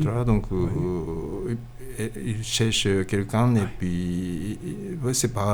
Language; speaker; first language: French; non-native, learner; Japanese